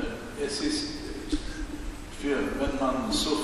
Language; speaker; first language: German; non-native, learner; Swedish